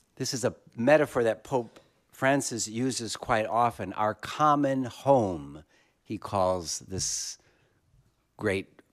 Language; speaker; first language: English; native; English